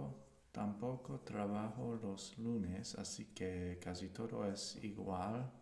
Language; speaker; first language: Spanish; non-native, learner; English